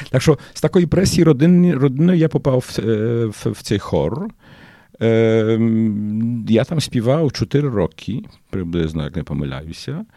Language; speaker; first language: Ukrainian; early bilingual, heritage; Ukrainian